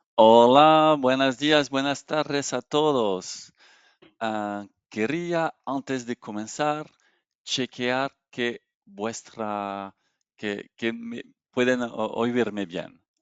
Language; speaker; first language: Spanish; non-native, learner; French